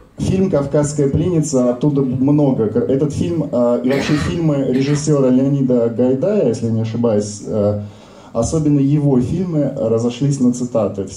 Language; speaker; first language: Russian; native; Russian